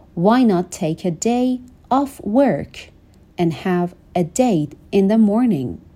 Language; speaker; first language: English; non-native, fluent; Persian